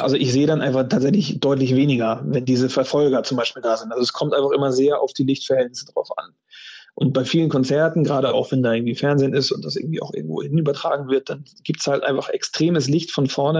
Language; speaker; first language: German; native; German